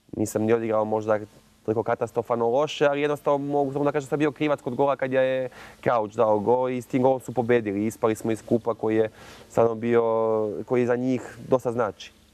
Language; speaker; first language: Serbian; native; Serbian